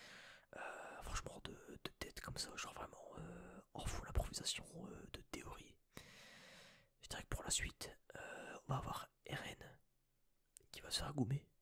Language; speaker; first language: French; native; French